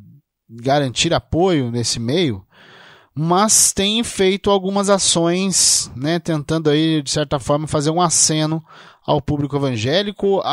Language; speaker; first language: Portuguese; native; Portuguese